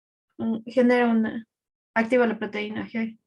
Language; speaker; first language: Spanish; native; Spanish